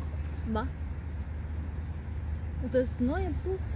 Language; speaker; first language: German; non-native, learner; Korean